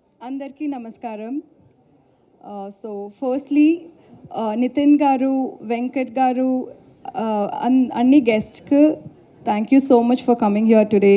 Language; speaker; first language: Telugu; non-native, learner; Tamil